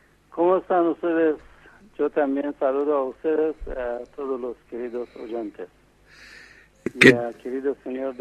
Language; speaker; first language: Spanish; non-native, fluent; Persian